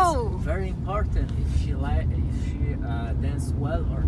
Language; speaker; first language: English; non-native, learner; Polish